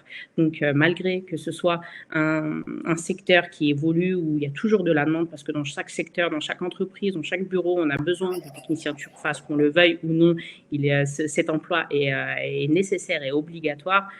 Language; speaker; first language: French; native; French